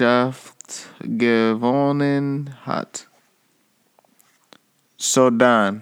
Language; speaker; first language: German; non-native, learner; English